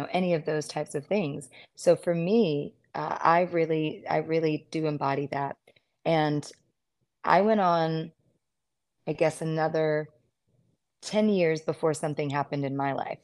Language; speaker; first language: English; native; English